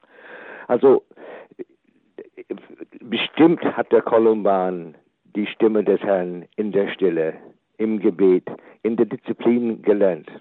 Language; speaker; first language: German; non-native, fluent; English